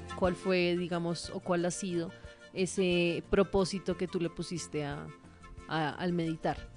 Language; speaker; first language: Spanish; native; Spanish